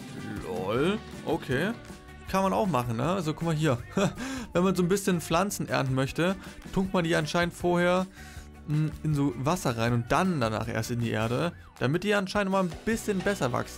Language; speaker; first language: German; native; German